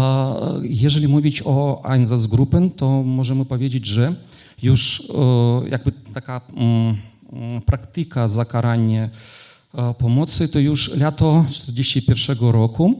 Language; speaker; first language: Polish; non-native, fluent; Ukrainian